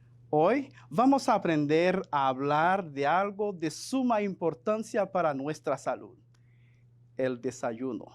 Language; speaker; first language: Spanish; non-native, fluent; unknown